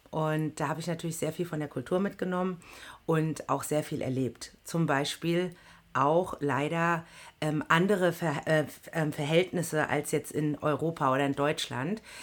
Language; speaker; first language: German; native; German